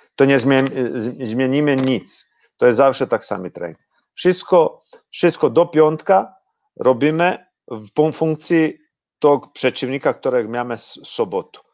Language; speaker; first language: Polish; non-native, fluent; Croatian